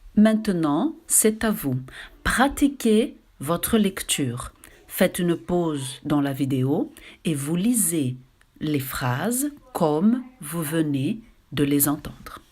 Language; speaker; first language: French; non-native, fluent; Portuguese